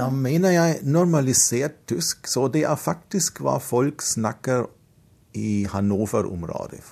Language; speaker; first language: Norwegian; non-native, fluent; German